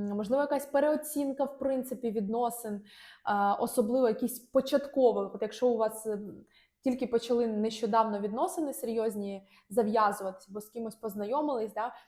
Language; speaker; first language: Ukrainian; non-native, local second language; Russian